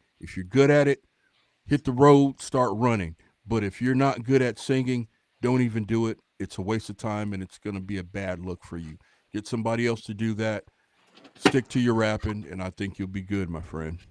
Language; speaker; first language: English; native; English